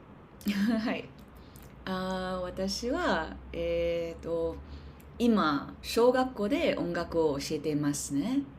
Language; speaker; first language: Japanese; non-native, learner; English